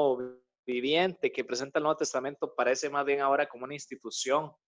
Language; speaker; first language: Spanish; native; Spanish